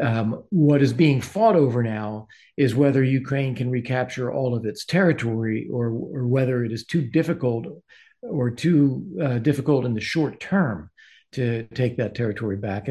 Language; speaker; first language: English; native; English